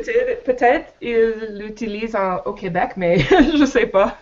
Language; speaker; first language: French; non-native, learner; English